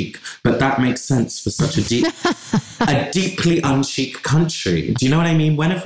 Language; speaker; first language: English; native; English